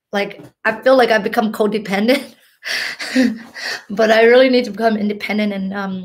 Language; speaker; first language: English; early bilingual, other home language; Hmong